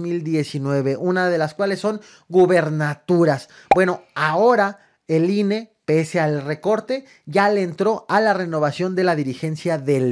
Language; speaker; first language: Spanish; native; Spanish